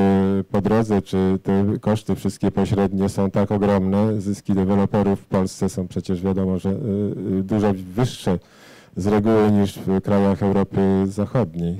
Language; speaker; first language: Polish; native; Polish